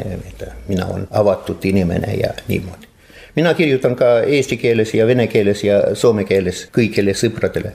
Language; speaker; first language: Estonian; non-native, local second language; Russian